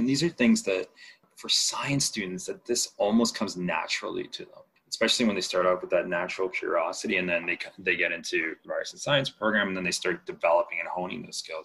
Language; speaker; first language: English; non-native, fluent; Spanish